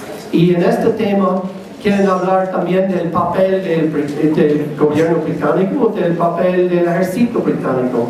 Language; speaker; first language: Spanish; non-native, learner; English